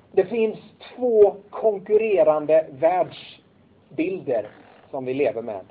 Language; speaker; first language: Swedish; native; Swedish